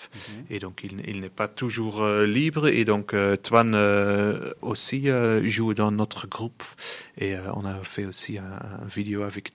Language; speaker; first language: French; non-native, local second language; Dutch